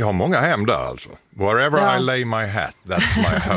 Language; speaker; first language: Swedish; native; Swedish